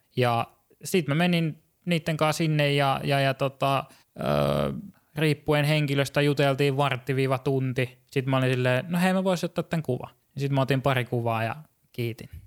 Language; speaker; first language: Finnish; native; Finnish